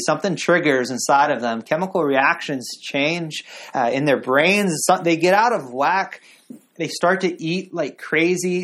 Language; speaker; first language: English; native; English